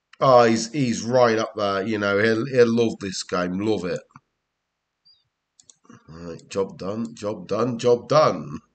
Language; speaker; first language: English; native; English